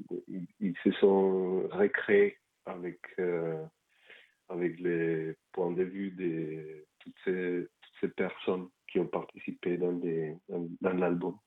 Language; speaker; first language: French; non-native, fluent; Spanish